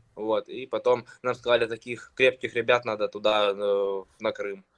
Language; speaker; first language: Russian; native; Russian